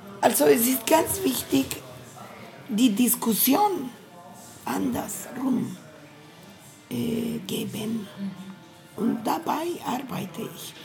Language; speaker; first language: German; non-native, learner; Spanish